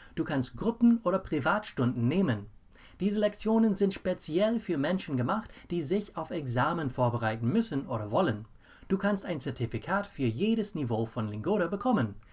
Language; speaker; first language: German; non-native, fluent; English